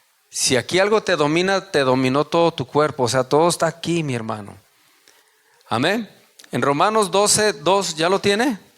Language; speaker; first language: Spanish; native; Spanish